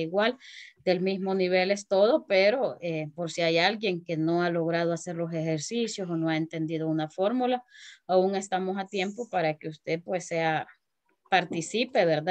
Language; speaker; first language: Spanish; native; Spanish